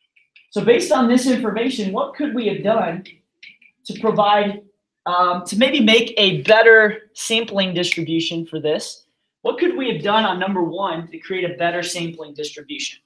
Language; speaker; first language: English; native; English